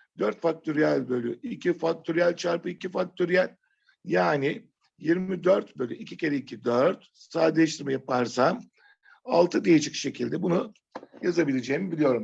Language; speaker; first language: Turkish; native; Turkish